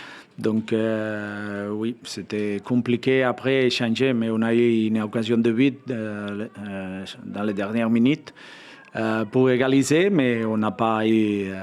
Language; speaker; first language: French; non-native, fluent; Spanish